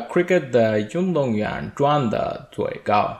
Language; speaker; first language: Chinese; non-native, learner; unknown